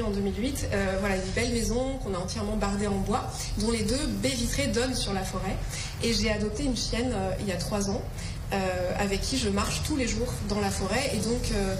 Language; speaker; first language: French; native; French